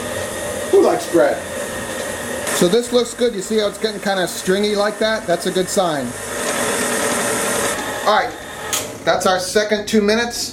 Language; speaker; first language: English; native; English